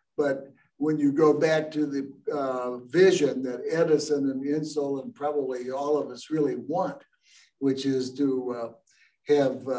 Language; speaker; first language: English; native; English